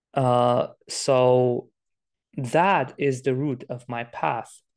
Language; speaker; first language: English; non-native, fluent; Romanian